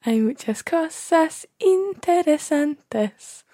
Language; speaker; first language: Spanish; non-native, learner; English